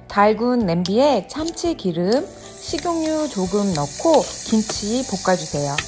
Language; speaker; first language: Korean; native; Korean